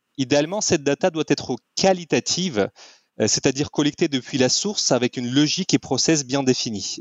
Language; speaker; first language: French; non-native, fluent; Russian